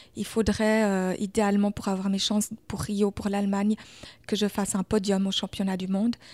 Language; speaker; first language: French; early bilingual, other home language; German